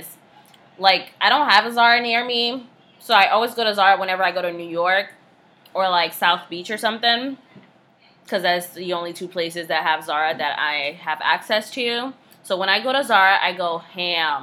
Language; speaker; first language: English; non-native, fluent; Haitian Creole